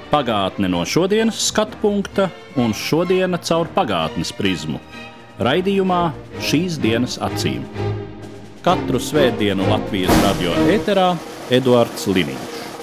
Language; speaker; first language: Latvian; native; Latvian